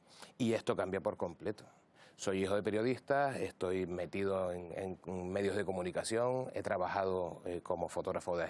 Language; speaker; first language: Spanish; native; Spanish